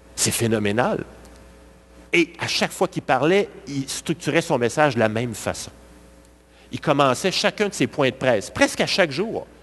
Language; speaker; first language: French; native; French